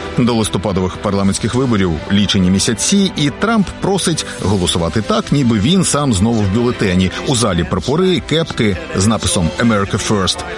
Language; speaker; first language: Ukrainian; native; Ukrainian